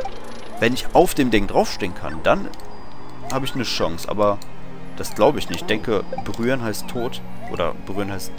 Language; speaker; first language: German; native; German